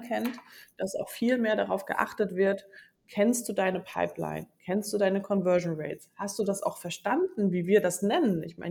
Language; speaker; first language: German; native; German